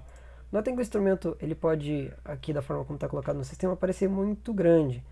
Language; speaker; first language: Portuguese; native; Portuguese